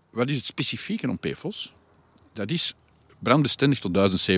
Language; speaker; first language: Dutch; native; Dutch